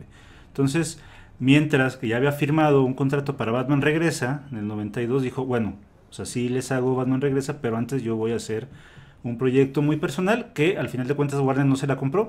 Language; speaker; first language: Spanish; native; Spanish